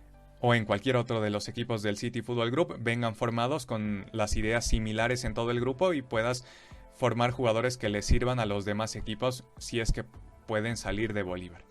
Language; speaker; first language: Spanish; native; Spanish